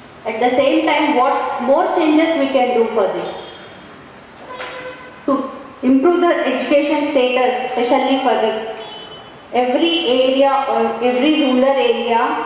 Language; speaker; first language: English; non-native, local second language; Telugu